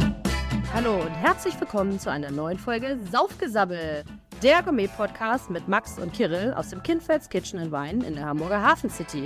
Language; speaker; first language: German; native; German